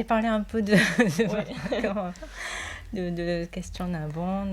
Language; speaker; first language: French; non-native, fluent; Japanese